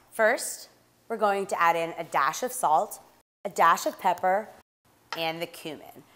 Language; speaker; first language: English; native; English